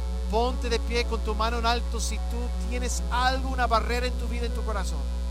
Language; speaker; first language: Spanish; non-native, fluent; English